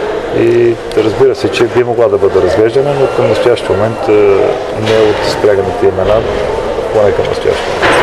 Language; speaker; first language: Bulgarian; native; Bulgarian